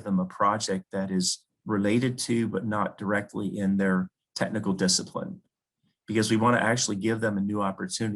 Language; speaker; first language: English; native; English